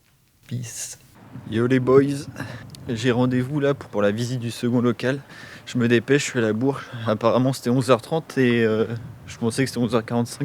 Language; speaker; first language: French; native; French